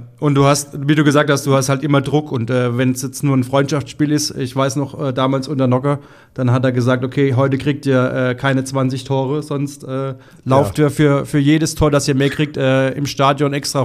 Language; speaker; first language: German; native; German